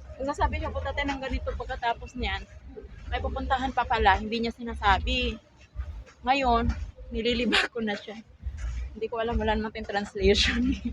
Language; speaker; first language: Filipino; native; Filipino